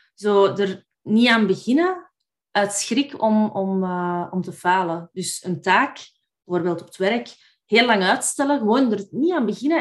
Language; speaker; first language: Dutch; native; Dutch